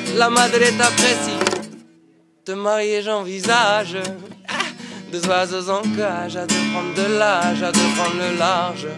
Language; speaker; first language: French; native; French